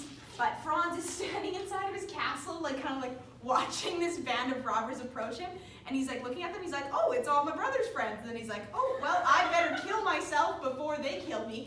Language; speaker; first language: English; native; English